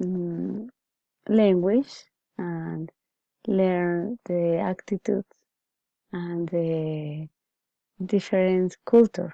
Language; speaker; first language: English; non-native, learner; Spanish